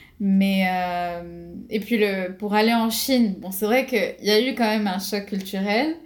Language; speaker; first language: French; non-native, local second language; Arabic